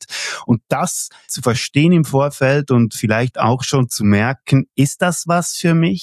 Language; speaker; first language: German; native; German